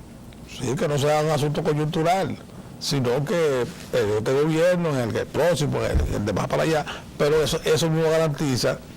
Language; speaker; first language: Spanish; native; Spanish